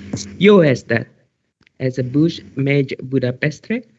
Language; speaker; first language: Hungarian; non-native, learner; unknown